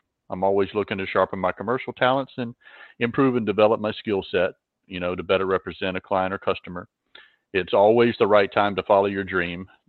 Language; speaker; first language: English; native; English